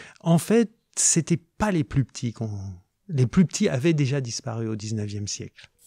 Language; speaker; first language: French; native; French